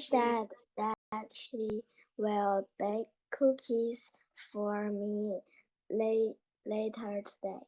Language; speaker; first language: English; non-native, learner; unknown